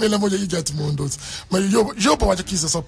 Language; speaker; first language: Hungarian; non-native, learner; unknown